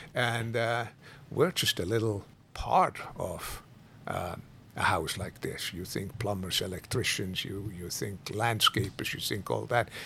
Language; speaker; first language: English; non-native, fluent; Swiss German